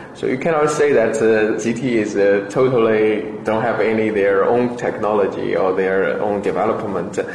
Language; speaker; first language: English; non-native, fluent; Chinese